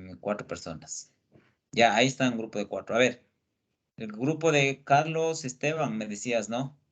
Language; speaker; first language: Spanish; native; Spanish